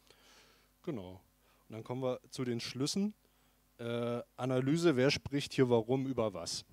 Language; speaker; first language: German; native; German